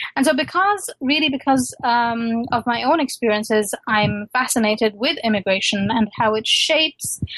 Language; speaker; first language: English; non-native, local second language; Urdu